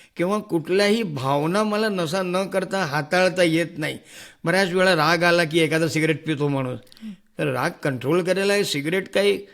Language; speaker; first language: Marathi; non-native, local second language; Hindi